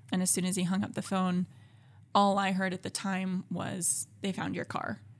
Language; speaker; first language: English; native; English